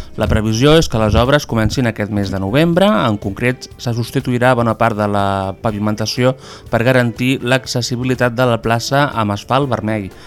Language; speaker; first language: Catalan; native; Catalan